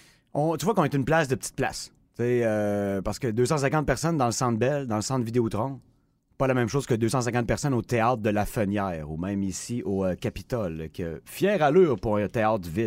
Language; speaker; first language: French; native; French